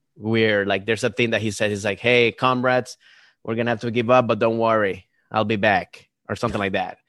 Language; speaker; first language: English; early bilingual, other home language; Spanish